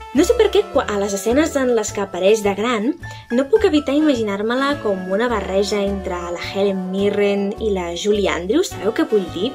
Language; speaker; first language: Catalan; native; Catalan